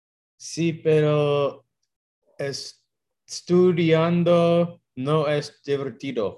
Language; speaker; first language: Spanish; non-native, learner; English